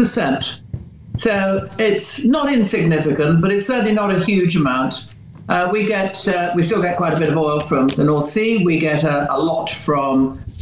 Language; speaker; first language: English; native; English